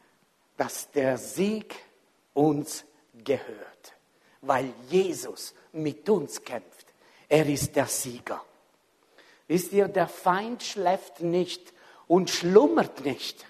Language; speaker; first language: German; non-native, fluent; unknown